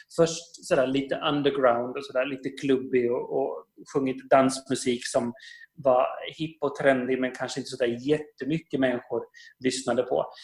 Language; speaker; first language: Swedish; native; Swedish